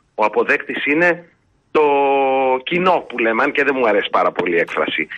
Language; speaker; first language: Greek; early bilingual, heritage; Greek